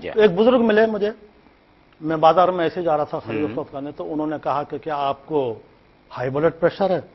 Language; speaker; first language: Urdu; native; Urdu